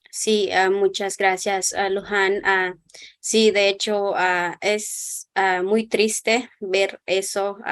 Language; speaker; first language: Spanish; non-native, local second language; Kʼicheʼ